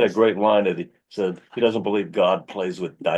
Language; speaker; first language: English; native; English